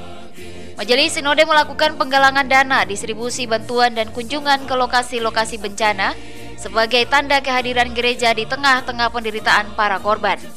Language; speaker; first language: Indonesian; native; Indonesian